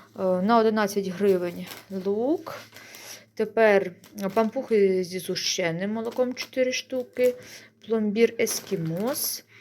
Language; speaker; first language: Ukrainian; non-native, local second language; Russian